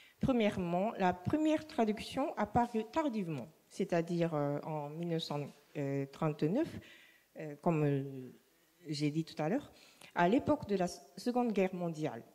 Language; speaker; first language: French; non-native, fluent; Japanese